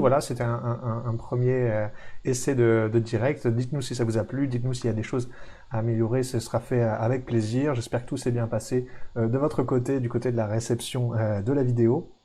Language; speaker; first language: French; native; French